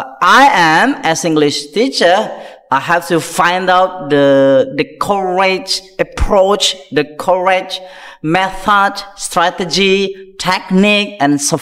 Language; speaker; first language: English; non-native, fluent; Indonesian